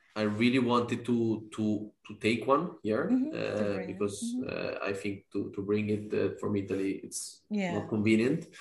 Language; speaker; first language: English; non-native, fluent; Italian